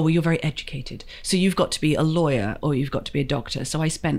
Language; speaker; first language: English; native; English